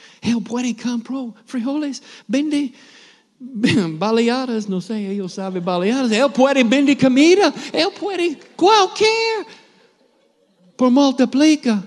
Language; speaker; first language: Spanish; non-native, learner; English